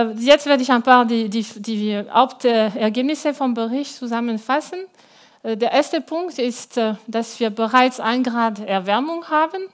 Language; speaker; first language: German; non-native, local second language; French